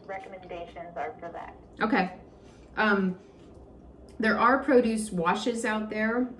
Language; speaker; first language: English; native; English